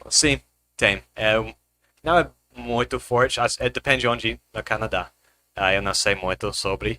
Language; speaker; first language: Portuguese; non-native, fluent; English